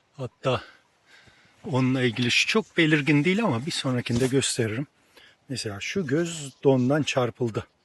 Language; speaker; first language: Turkish; native; Turkish